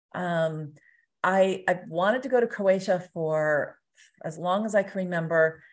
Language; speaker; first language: English; native; English